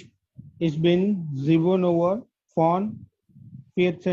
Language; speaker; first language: German; non-native, learner; Gujarati